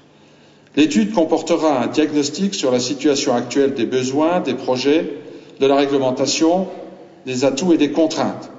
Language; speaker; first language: French; native; French